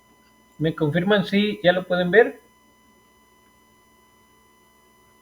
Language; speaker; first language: Spanish; native; Spanish